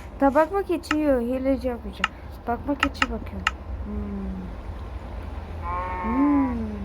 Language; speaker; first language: Turkish; early bilingual, other home language; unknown